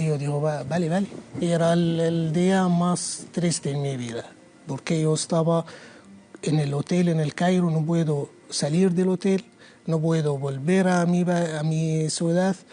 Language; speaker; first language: Spanish; non-native, learner; Arabic